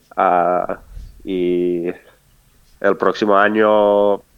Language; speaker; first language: Spanish; non-native, fluent; English